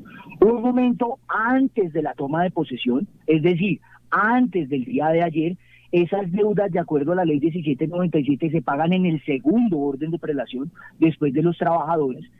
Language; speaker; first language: Spanish; native; Spanish